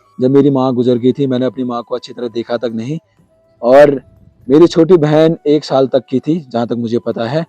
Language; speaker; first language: Hindi; native; Hindi